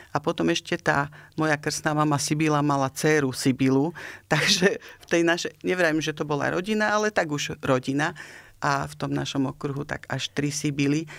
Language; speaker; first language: Slovak; native; Slovak